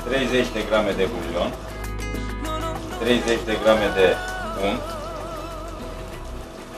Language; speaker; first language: Romanian; non-native, learner; Turkish